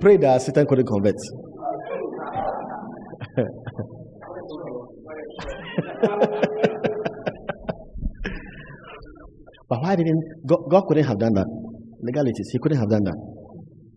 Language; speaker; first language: English; non-native, local second language; Akan